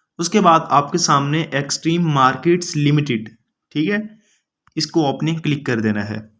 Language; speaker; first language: Urdu; native; Urdu